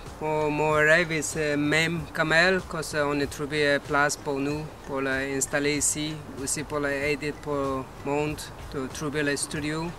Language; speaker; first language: French; non-native, learner; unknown